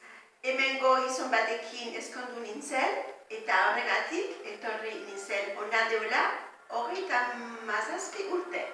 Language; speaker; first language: Basque; non-native, local second language; Spanish